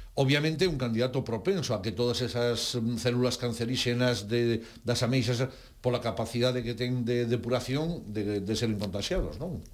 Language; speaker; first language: Galician; native; Galician